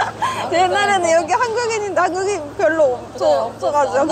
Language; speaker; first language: Korean; non-native, fluent; Japanese